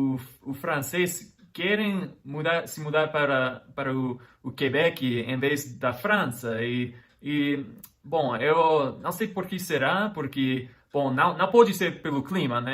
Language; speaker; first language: Portuguese; non-native, fluent; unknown